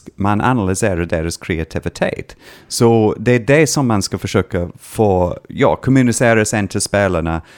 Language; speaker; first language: Swedish; non-native, fluent; English